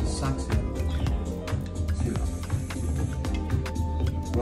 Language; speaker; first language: French; non-native, local second language; Morisyen